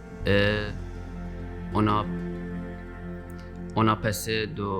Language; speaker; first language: French; non-native, learner; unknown